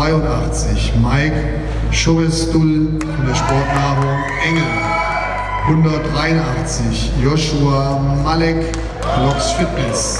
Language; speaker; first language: German; native; German